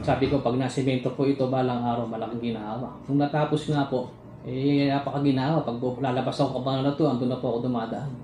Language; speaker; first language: Filipino; native; Filipino